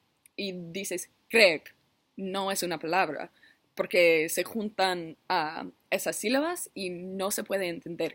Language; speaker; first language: Spanish; non-native, learner; English